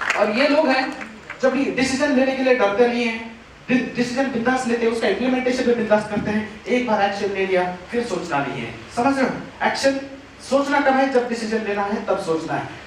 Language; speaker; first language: Hindi; non-native, local second language; Marathi